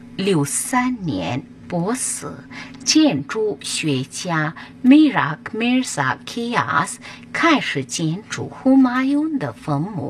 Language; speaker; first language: Chinese; non-native, learner; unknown